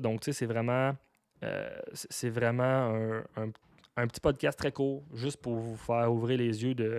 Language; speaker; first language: French; native; French